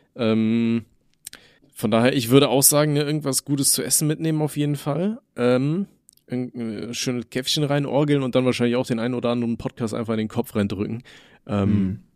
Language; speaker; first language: German; native; German